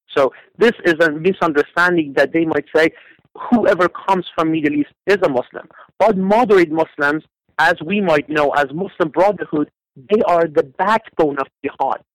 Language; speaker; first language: English; non-native, fluent; Persian